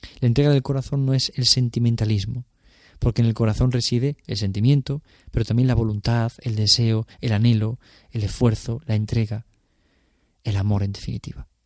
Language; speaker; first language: Spanish; native; Spanish